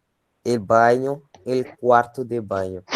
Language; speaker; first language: Spanish; non-native, learner; Portuguese